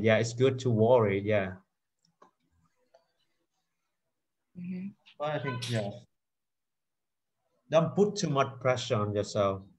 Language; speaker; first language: English; non-native, fluent; Vietnamese